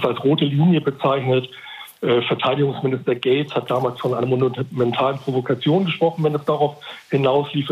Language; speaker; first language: German; native; German